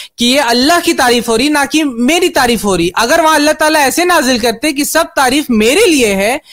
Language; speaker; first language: Hindi; native; Hindi